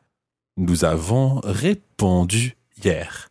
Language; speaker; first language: French; non-native, fluent; English